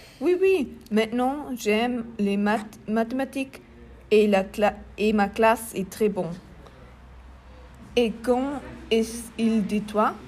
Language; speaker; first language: French; non-native, learner; German